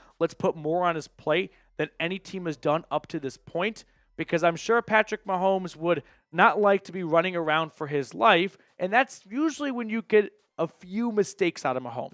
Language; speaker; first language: English; native; English